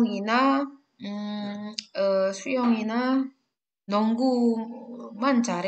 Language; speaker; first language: Korean; non-native, fluent; Indonesian